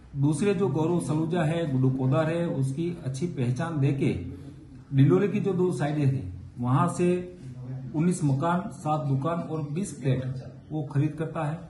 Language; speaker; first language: Hindi; non-native, local second language; Gujarati